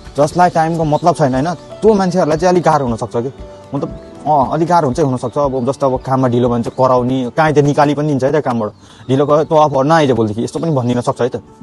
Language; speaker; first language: Nepali; native; Nepali